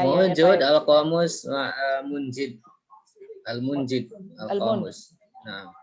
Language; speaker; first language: Arabic; non-native, learner; Indonesian